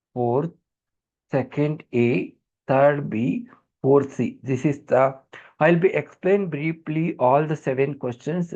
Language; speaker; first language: English; non-native, local second language; Kannada